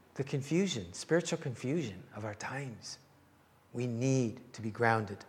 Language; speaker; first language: English; native; English